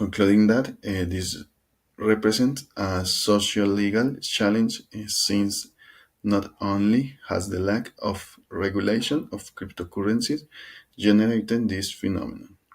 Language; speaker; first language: English; non-native, learner; Spanish